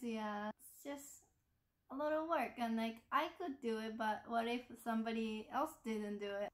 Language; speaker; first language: English; non-native, fluent; Japanese